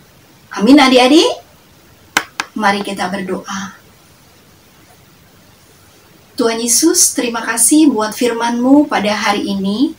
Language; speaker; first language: Indonesian; native; Indonesian